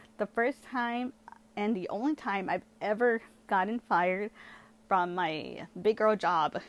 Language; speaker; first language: English; early bilingual, other home language; Spanish